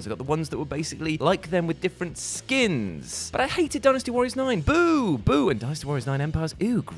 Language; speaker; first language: English; native; English